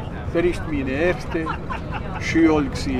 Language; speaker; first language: German; non-native, learner; Spanish